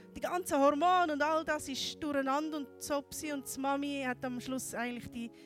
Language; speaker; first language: German; native; German